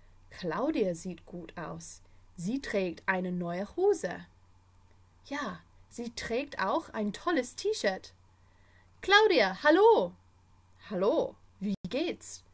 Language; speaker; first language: German; non-native, fluent; English